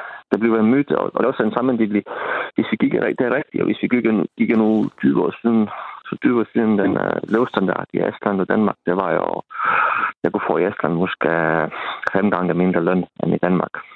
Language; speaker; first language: Danish; non-native, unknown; Estonian